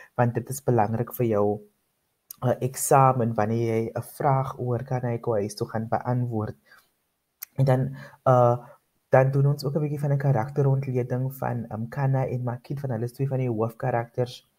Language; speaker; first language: Afrikaans; non-native, local second language; English